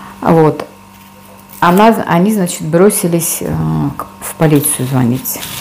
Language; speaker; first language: Russian; native; Russian